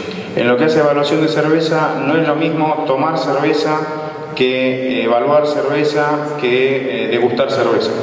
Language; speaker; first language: Spanish; native; Spanish